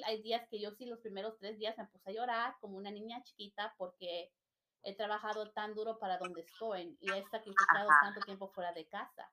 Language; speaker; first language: Spanish; native; Spanish